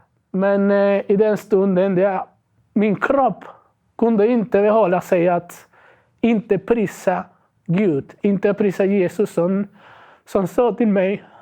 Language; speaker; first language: Swedish; non-native, learner; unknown